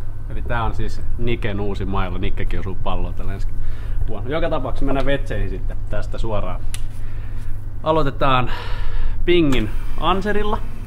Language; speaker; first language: Finnish; native; Finnish